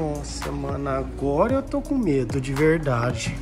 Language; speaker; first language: Portuguese; native; Portuguese